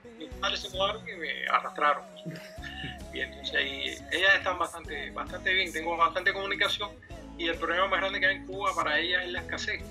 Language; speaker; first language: Spanish; native; Spanish